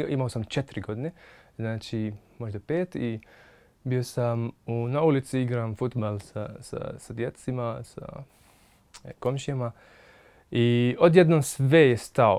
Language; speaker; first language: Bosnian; non-native, fluent; Arabic